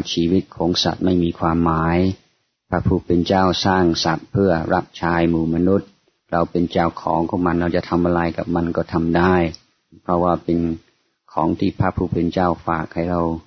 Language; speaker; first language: Thai; non-native, fluent; English